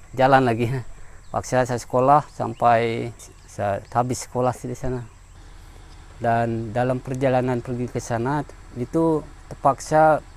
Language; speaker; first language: Malay; non-native, local second language; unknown